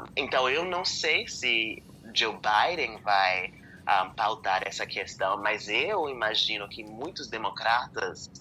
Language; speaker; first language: Portuguese; non-native, fluent; English